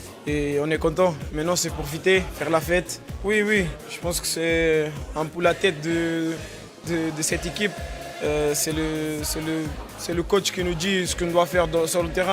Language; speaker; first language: French; non-native, fluent; Portuguese